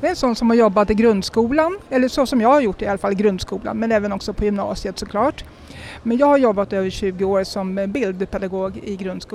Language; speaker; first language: Swedish; native; Swedish